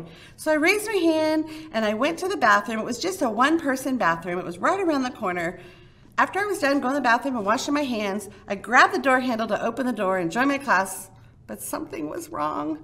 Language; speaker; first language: English; native; English